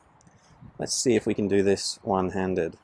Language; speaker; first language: English; native; English